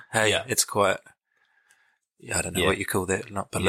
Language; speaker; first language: English; native; English